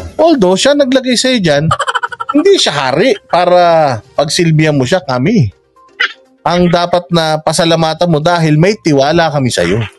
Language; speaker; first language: Filipino; non-native, local second language; Iloko